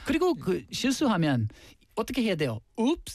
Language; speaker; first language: Korean; non-native, learner; English